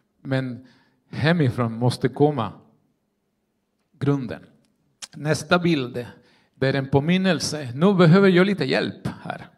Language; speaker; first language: Swedish; non-native, fluent; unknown